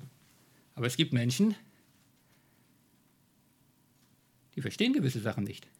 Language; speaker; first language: German; native; German